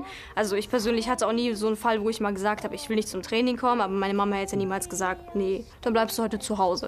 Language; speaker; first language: German; native; German